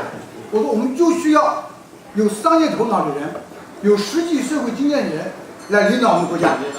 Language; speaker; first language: Chinese; native; Chinese